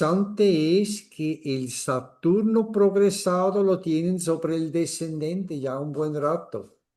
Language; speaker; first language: Spanish; non-native, fluent; German